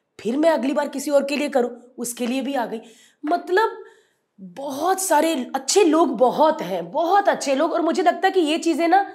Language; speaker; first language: Hindi; non-native, local second language; Punjabi